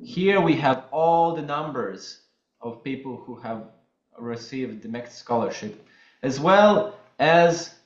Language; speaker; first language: English; non-native, fluent; Latvian